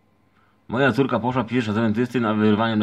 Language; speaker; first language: Polish; native; Polish